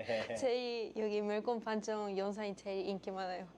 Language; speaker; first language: Korean; non-native, fluent; Japanese